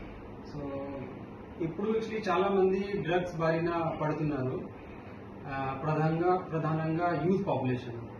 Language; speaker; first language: Telugu; non-native, learner; Hindi